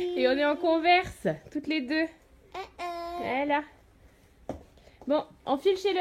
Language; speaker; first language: French; native; French